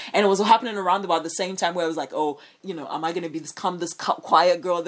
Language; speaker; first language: English; non-native, local second language; Akan